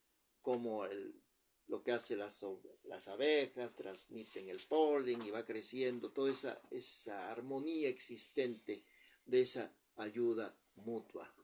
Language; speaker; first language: Spanish; native; Spanish